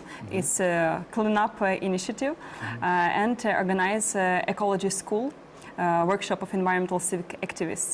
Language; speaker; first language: English; non-native, learner; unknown